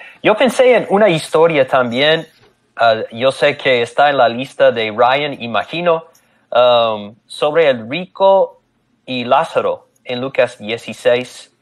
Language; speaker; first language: Spanish; non-native, fluent; English